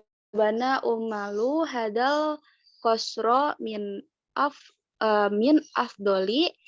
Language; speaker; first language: Arabic; non-native, learner; Indonesian